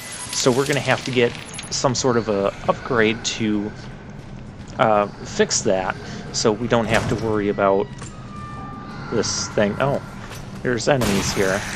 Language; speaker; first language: English; native; English